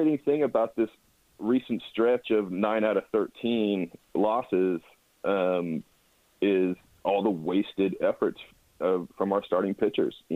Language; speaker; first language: English; native; English